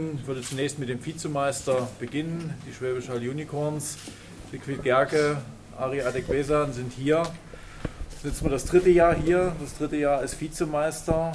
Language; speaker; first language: German; native; German